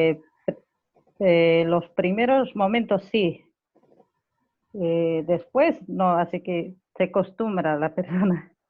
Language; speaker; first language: Spanish; non-native, local second language; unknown